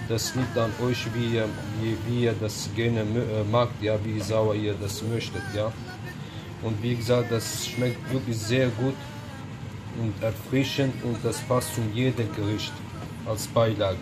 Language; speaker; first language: German; non-native, fluent; Kurdish